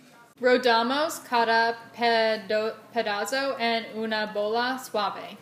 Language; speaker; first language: Spanish; non-native, learner; English